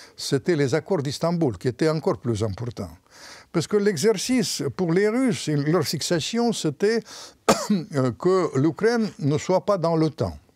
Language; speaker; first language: French; non-native, fluent; Russian